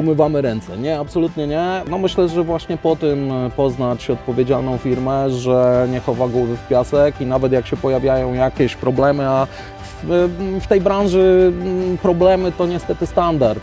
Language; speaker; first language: Polish; native; Polish